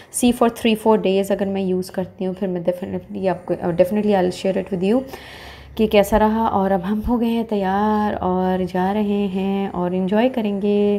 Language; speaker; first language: Urdu; native; Urdu